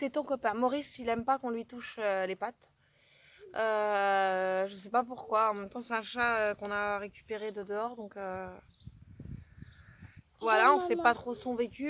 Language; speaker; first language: French; native; French